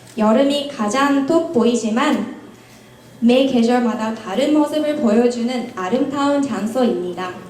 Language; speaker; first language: Korean; non-native, fluent; Japanese